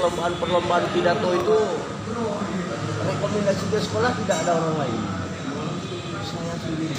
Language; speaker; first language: Indonesian; native; Indonesian